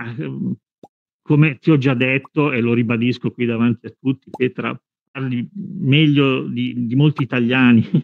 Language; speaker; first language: Italian; native; Italian